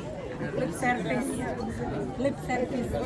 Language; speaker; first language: English; non-native, learner; Indonesian